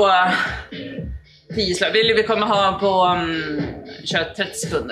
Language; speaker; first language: Swedish; native; Swedish